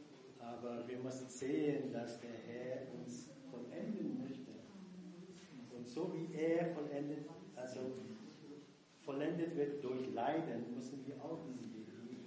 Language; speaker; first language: German; non-native, fluent; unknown